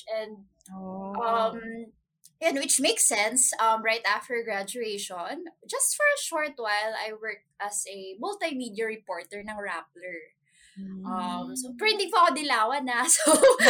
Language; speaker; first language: English; non-native, local second language; Cebuano